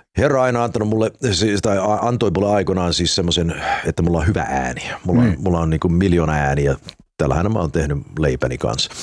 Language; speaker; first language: Finnish; early bilingual, heritage; Finnish